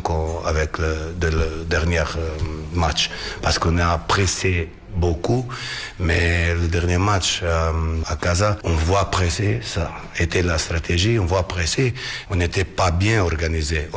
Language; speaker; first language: French; non-native, fluent; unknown